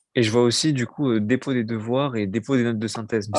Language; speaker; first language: French; native; French